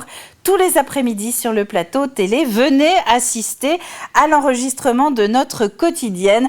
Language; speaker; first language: French; native; French